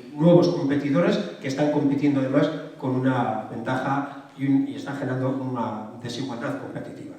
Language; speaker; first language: Spanish; native; Spanish